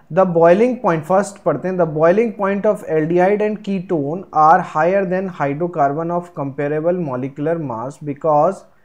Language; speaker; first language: Hindi; native; Hindi